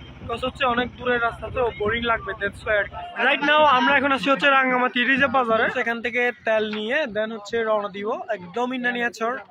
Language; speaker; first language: Bangla; non-native, local second language; Chakma